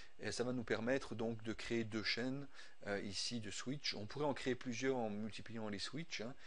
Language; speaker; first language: French; native; French